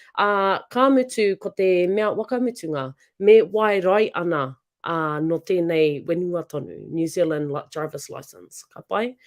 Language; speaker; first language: Māori; native; Māori